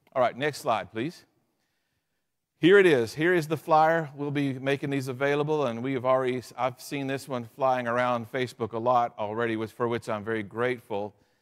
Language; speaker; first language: English; native; English